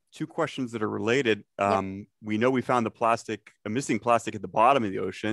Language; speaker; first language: English; native; English